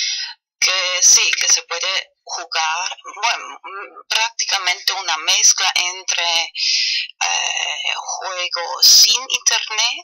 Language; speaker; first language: Spanish; non-native, fluent; German